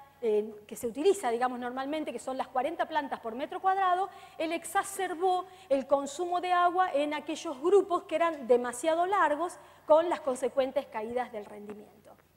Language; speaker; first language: Spanish; native; Spanish